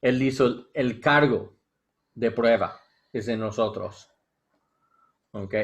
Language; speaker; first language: Spanish; non-native, learner; English